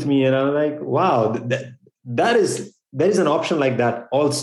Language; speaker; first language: English; non-native, local second language; Gujarati